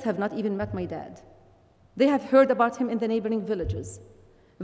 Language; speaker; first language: English; non-native, fluent; Arabic